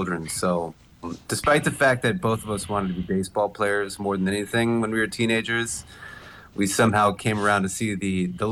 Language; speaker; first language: English; native; English